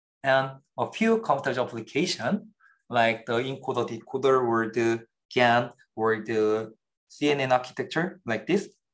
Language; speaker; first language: English; non-native, fluent; Korean